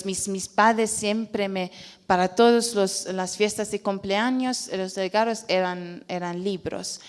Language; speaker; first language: Spanish; non-native, fluent; Persian